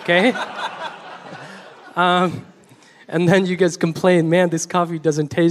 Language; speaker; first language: English; non-native, local second language; Punjabi